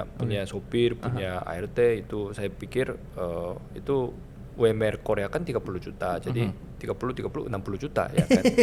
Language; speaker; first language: Indonesian; non-native, fluent; Korean